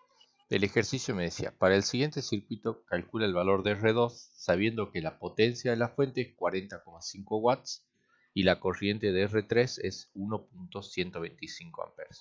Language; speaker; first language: Spanish; native; Spanish